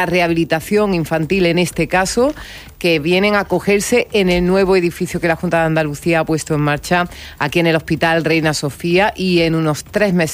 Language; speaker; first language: Spanish; native; Spanish